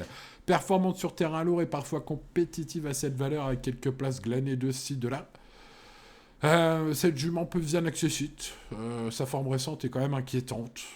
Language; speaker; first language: French; native; French